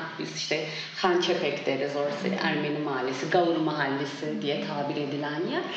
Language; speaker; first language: Turkish; non-native, local second language; Kurdish